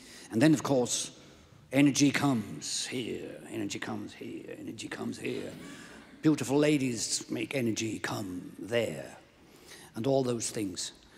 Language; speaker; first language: English; non-native, fluent; Swiss German